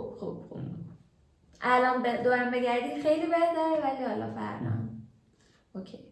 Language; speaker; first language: Persian; native; Persian